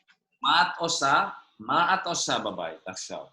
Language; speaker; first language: Hebrew; non-native, fluent; Indonesian